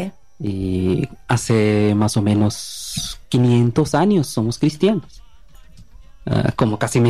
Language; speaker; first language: Spanish; non-native, learner; Bangla